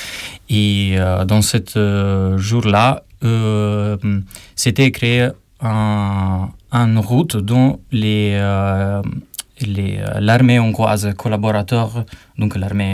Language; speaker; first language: French; non-native, learner; Albanian